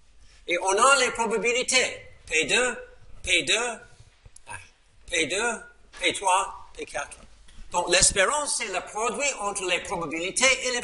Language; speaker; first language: French; non-native, fluent; English